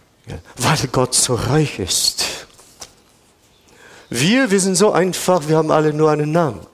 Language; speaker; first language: German; non-native, fluent; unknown